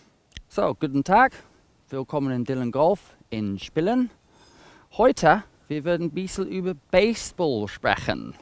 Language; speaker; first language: German; non-native, fluent; English